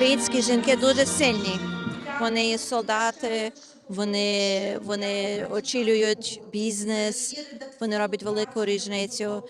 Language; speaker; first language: Ukrainian; early bilingual, heritage; Ukrainian